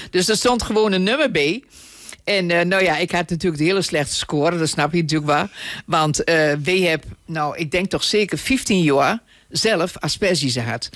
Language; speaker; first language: Dutch; native; Dutch